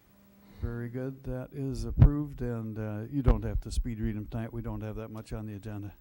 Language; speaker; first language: English; native; English